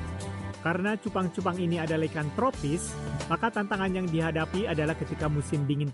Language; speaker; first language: Indonesian; native; Indonesian